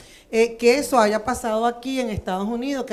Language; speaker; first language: Spanish; native; Spanish